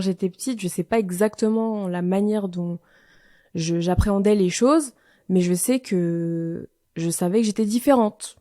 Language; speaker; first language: French; native; French